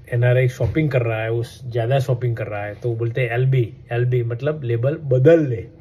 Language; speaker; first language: Hindi; non-native, local second language; Gujarati